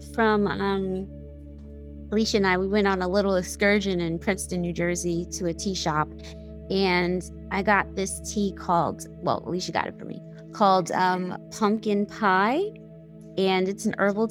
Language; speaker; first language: English; native; English